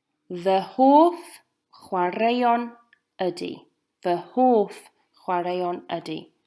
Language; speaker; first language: Welsh; non-native, local second language; English